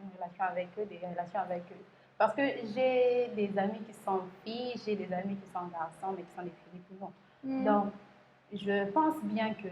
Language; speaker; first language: French; non-native, local second language; Lingala